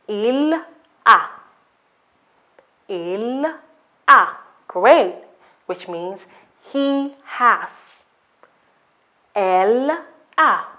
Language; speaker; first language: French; non-native, fluent; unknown